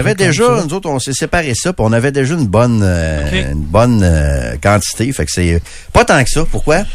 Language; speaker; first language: French; native; French